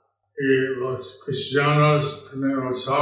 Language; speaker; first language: Spanish; non-native, learner; English